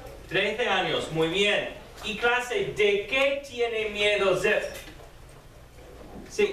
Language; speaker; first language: Spanish; non-native, fluent; English